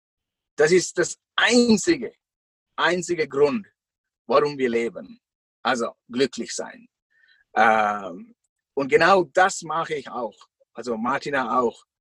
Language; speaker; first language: German; non-native, fluent; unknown